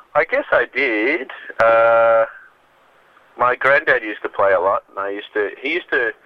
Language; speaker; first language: English; native; English